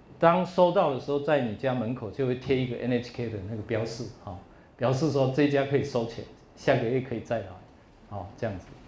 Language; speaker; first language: Chinese; native; Chinese